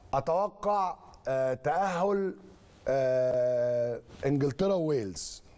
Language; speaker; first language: Arabic; native; Arabic